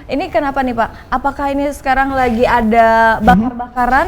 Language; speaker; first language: Indonesian; native; Indonesian